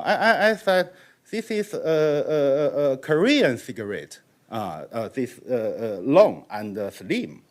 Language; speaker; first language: English; non-native, learner; Chinese